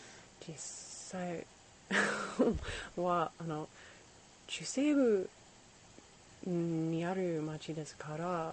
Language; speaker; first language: Japanese; non-native, learner; English